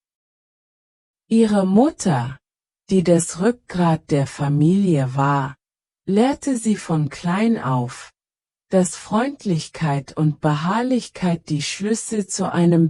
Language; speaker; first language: German; native; German